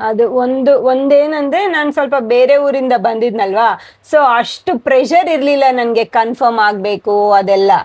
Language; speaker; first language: Kannada; non-native, local second language; Telugu